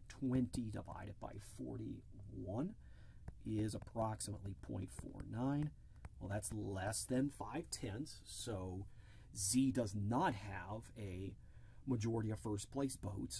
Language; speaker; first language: English; native; English